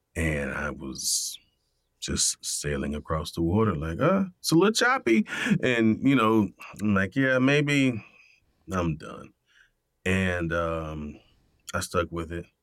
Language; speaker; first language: English; native; English